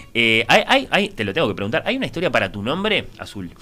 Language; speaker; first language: Spanish; native; Spanish